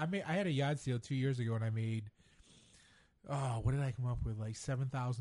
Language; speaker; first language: English; native; English